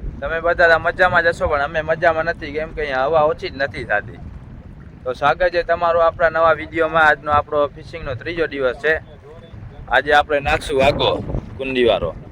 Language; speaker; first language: Gujarati; non-native, local second language; Kachhi